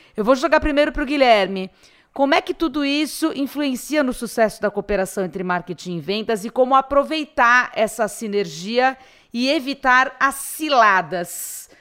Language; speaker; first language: Portuguese; native; Portuguese